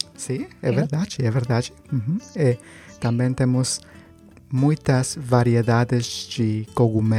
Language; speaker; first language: Portuguese; non-native, learner; Spanish